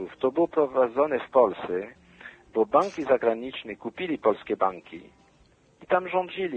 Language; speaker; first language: Polish; non-native, fluent; French